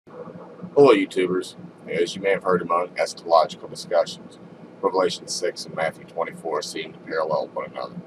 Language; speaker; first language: English; native; English